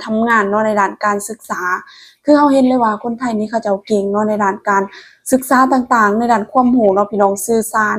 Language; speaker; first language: Thai; non-native, local second language; Lao